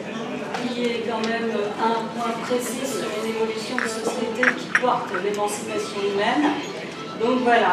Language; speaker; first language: French; native; French